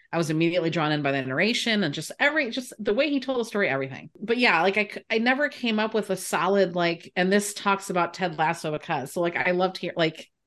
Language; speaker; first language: English; native; English